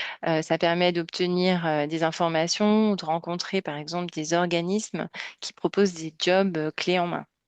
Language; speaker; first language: French; native; French